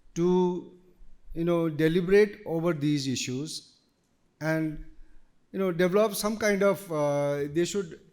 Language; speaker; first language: English; non-native, local second language; Nepali